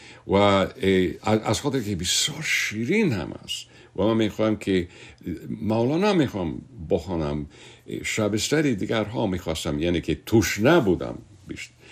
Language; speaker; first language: Persian; non-native, fluent; English